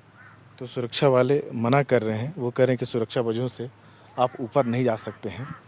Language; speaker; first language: Hindi; native; Hindi